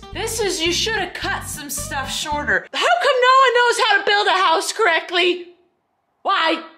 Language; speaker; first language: English; native; English